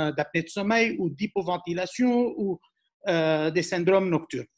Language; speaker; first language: French; non-native, local second language; Arabic